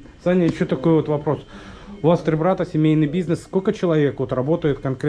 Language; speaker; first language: Russian; native; Russian